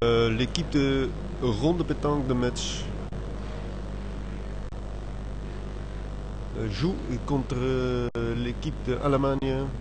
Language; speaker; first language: French; non-native, learner; Dutch